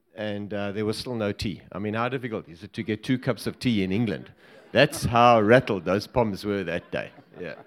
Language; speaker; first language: English; native; English